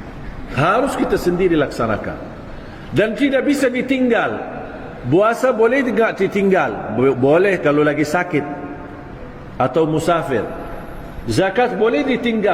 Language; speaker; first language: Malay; non-native, fluent; Arabic